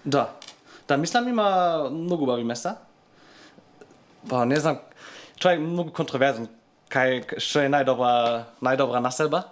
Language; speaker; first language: Macedonian; non-native, learner; German